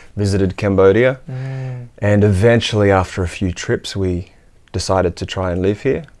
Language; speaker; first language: English; native; English